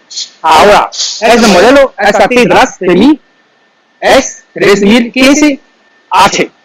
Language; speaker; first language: Spanish; non-native, learner; Chinese